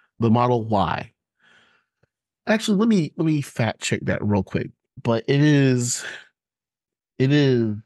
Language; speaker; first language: English; native; English